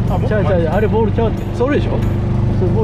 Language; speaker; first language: Japanese; native; Japanese